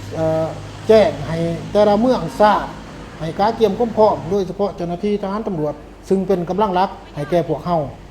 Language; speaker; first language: Lao; native; Lao